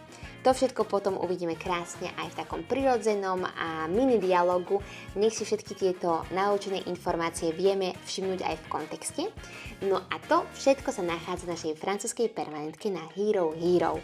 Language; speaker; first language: Slovak; native; Slovak